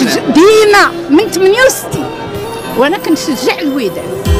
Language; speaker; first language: Arabic; native; Arabic